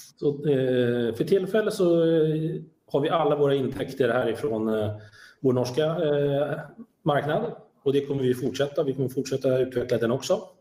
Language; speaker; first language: Swedish; native; Swedish